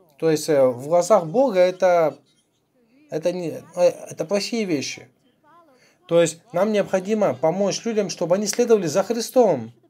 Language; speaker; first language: Russian; non-native, fluent; Korean